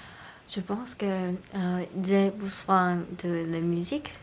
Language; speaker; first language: French; non-native, learner; Korean